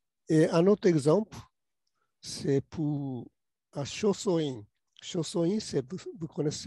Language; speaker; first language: French; non-native, learner; Japanese